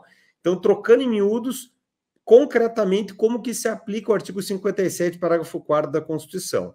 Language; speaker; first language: Portuguese; native; Portuguese